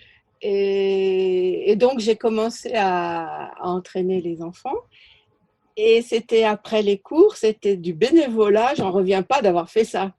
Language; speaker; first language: French; native; French